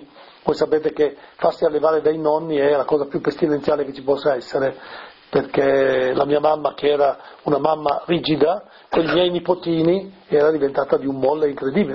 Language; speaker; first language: Italian; native; Italian